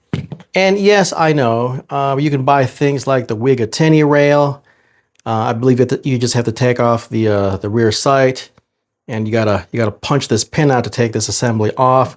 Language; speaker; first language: English; native; English